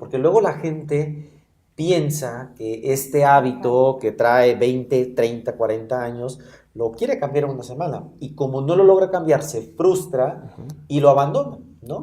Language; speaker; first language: Spanish; native; Spanish